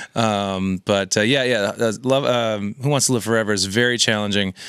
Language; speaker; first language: English; native; English